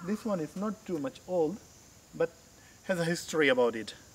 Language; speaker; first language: English; non-native, local second language; Urdu